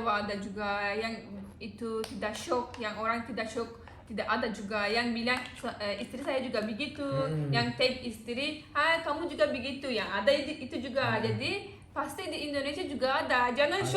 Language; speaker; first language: Indonesian; non-native, learner; Turkish